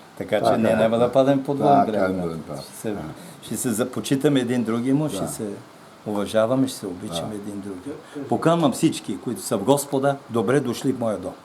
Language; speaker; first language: Bulgarian; native; Bulgarian